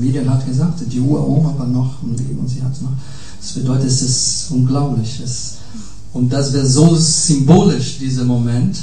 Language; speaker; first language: German; non-native, fluent; Portuguese